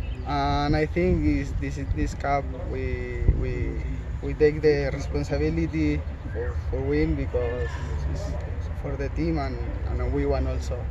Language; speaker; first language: English; non-native, learner; Spanish